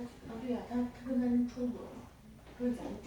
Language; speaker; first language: Chinese; native; Chinese